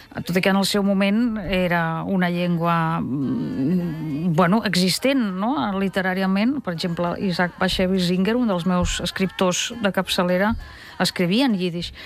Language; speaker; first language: Catalan; non-native, fluent; Russian